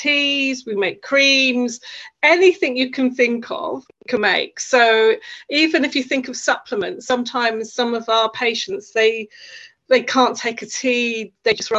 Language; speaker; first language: English; native; English